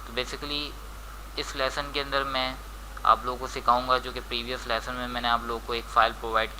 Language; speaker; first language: Hindi; native; Hindi